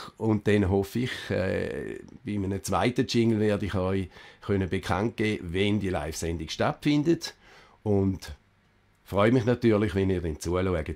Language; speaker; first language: German; native; German